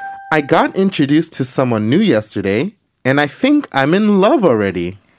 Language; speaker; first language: English; early bilingual, other home language; Korean